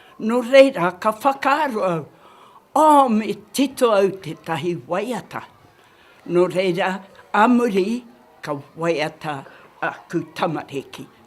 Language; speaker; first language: Māori; native; Māori